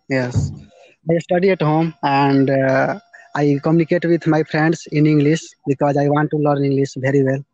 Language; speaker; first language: English; non-native, learner; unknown